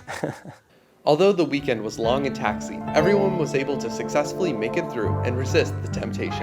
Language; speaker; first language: English; native; English